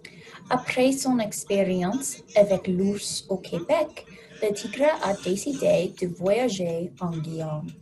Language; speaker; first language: French; non-native, learner; English